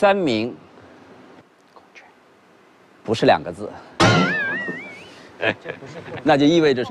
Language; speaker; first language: Chinese; native; Chinese